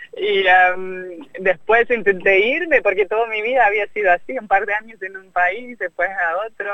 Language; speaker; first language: Spanish; non-native, fluent; German